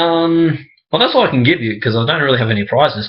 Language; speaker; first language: English; native; English